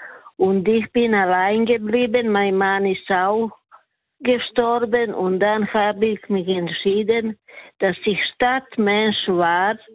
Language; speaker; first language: German; non-native, learner; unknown